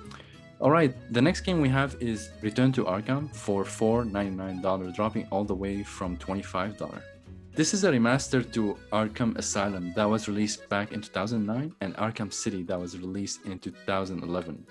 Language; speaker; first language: English; non-native, fluent; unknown